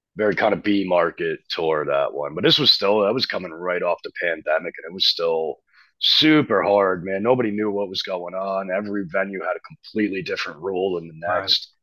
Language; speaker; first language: English; native; English